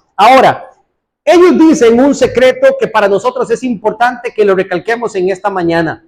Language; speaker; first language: Spanish; native; Spanish